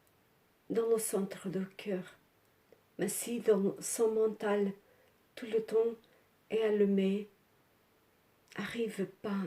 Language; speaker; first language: French; non-native, learner; Portuguese